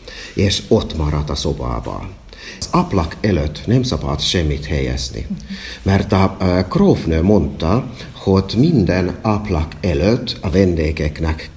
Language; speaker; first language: Hungarian; non-native, fluent; Finnish